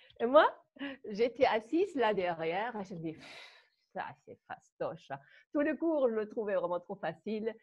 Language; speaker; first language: French; non-native, fluent; German